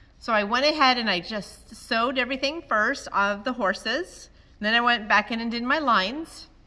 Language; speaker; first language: English; native; English